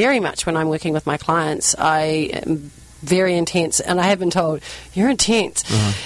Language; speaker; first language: English; native; English